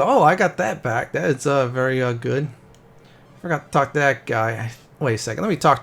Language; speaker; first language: English; native; English